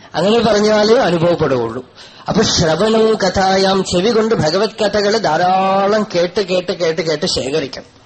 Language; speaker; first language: Malayalam; non-native, local second language; Tamil